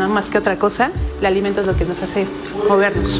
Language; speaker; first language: Spanish; native; Spanish